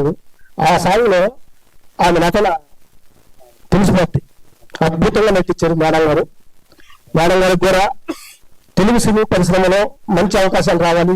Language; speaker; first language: Telugu; native; Telugu